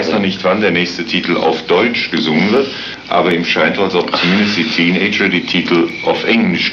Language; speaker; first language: German; native; German